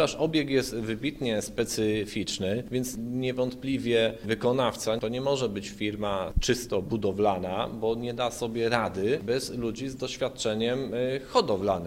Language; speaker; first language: Polish; native; Polish